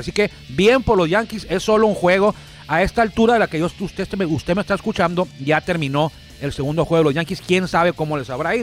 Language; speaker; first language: Spanish; native; Spanish